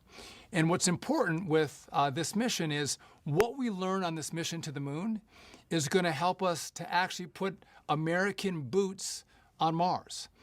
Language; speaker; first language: English; native; English